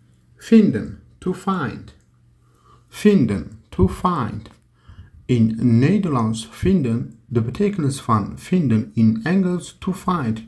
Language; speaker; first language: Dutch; non-native, learner; Turkish